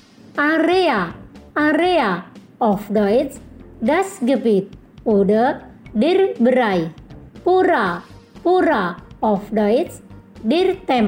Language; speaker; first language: German; non-native, learner; Indonesian